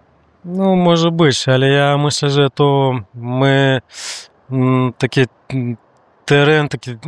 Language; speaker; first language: Polish; non-native, learner; Russian